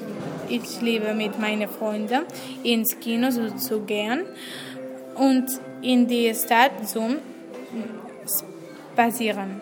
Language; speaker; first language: German; non-native, learner; Spanish